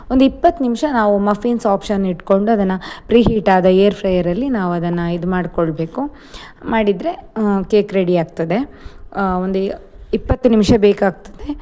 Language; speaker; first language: Kannada; native; Kannada